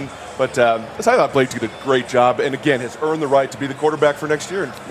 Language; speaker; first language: English; native; English